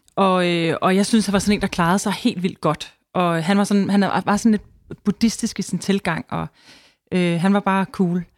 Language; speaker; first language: Danish; native; Danish